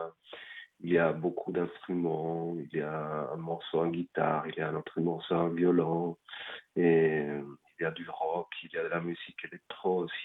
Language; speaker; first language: French; non-native, fluent; Spanish